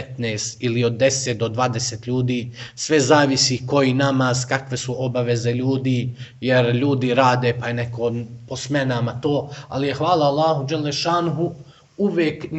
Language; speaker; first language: Bosnian; native; Bosnian